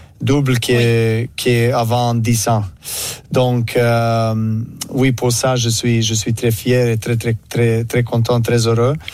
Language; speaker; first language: French; non-native, learner; Serbian